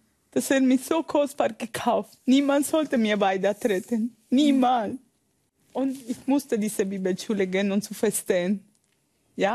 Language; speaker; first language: German; non-native, learner; Spanish